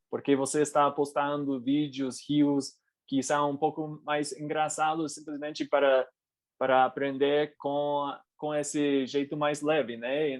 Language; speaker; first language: Portuguese; non-native, fluent; English